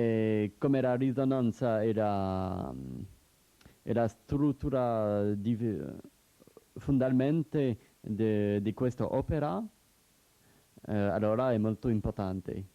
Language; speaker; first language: Italian; non-native, learner; French